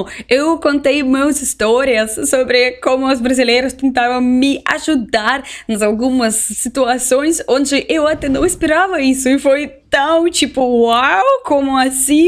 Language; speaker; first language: Portuguese; non-native, fluent; Russian